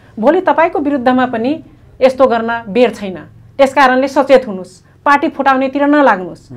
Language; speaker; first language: Nepali; non-native, local second language; Rana Tharu